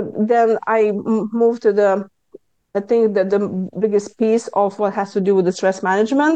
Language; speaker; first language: English; non-native, fluent; Lithuanian